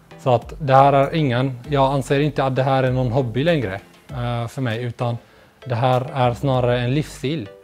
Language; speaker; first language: Swedish; non-native, fluent; Arabic